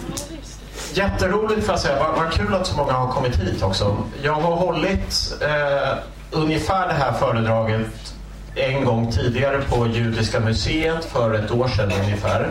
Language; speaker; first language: Swedish; native; Swedish